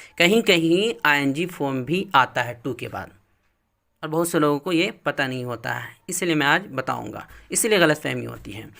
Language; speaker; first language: Urdu; native; Urdu